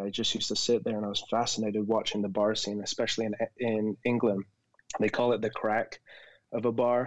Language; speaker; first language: English; native; English